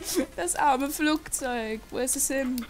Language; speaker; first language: German; native; German